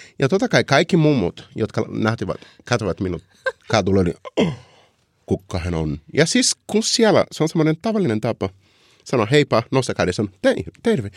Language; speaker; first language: Finnish; non-native, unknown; Portuguese